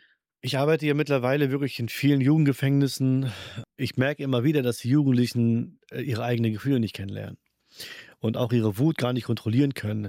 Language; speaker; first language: German; early bilingual, other home language; Urdu